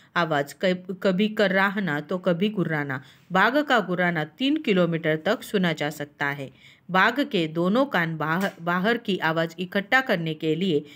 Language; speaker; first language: Hindi; non-native, local second language; Marathi